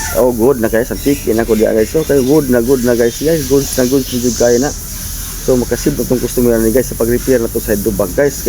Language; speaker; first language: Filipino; non-native, local second language; Cebuano